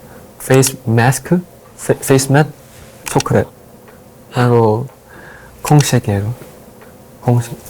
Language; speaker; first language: Korean; non-native, learner; Thai